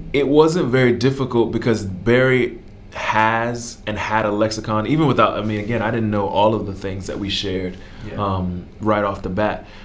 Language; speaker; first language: English; native; English